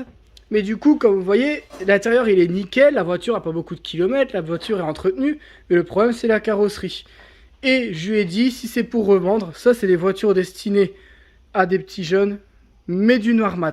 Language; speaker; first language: French; native; French